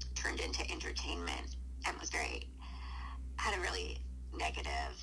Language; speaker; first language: English; native; English